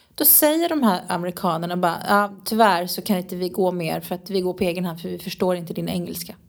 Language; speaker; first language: Swedish; native; Swedish